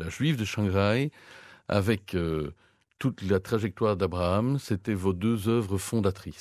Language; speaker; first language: French; native; French